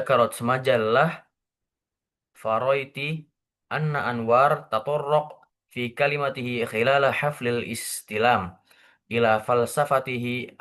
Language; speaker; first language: Arabic; non-native, learner; Indonesian